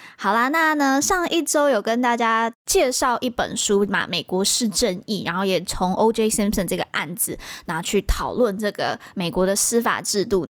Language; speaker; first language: Chinese; native; Chinese